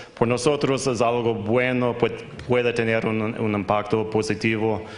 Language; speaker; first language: Spanish; non-native, fluent; English